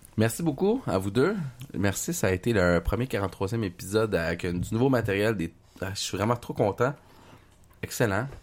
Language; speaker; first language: French; native; French